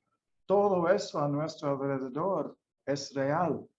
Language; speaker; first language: Spanish; non-native, fluent; English